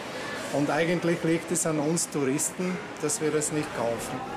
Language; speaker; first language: German; native; German